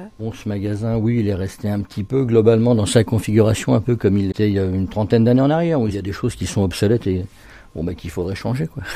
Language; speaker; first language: French; native; French